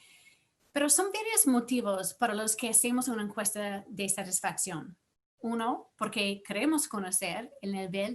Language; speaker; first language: Spanish; non-native, fluent; English